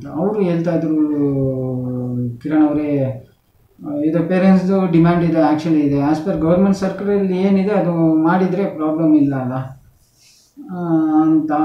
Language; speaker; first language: Kannada; non-native, local second language; Tamil